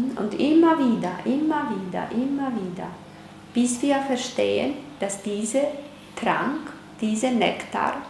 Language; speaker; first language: German; non-native, fluent; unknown